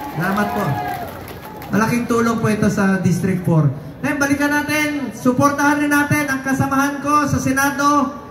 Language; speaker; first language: Filipino; non-native, local second language; Cebuano